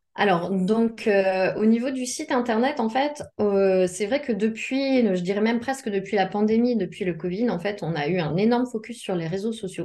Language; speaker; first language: French; native; French